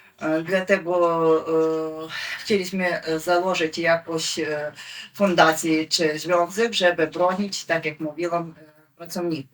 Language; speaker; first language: Polish; non-native, fluent; Ukrainian